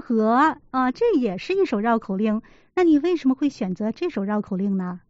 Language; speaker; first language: Chinese; native; Chinese